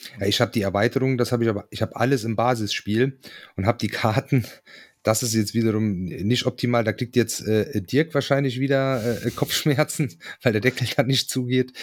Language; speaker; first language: German; native; German